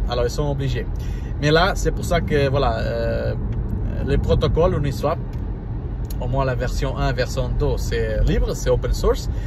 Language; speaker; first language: French; non-native, learner; Portuguese